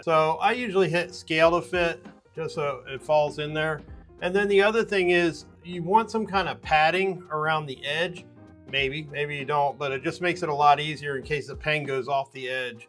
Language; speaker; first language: English; native; English